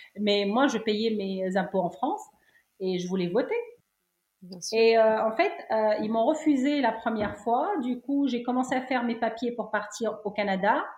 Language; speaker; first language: French; non-native, local second language; Arabic